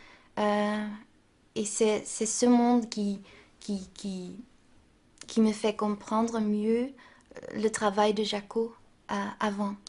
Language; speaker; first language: French; non-native, local second language; Dutch